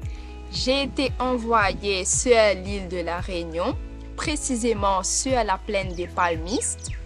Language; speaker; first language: French; non-native, local second language; Morisyen